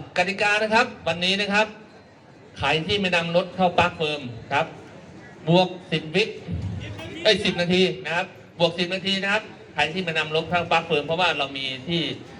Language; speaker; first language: Thai; native; Thai